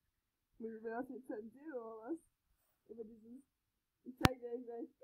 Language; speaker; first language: German; native; German